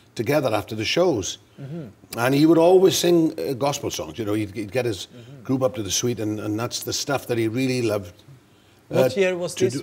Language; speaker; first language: English; native; English